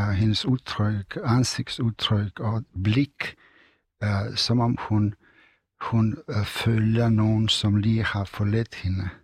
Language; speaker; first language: Danish; non-native, fluent; Serbian